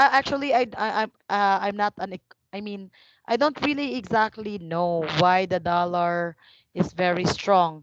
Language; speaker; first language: English; non-native, fluent; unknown